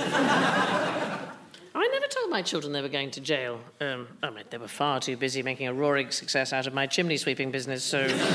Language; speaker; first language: English; native; English